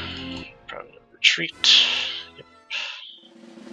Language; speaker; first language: English; native; English